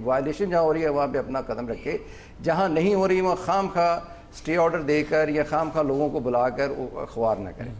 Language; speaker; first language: Urdu; native; Urdu